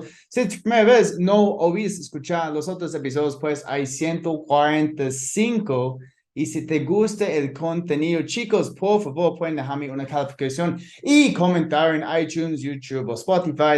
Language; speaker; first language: Spanish; non-native, fluent; English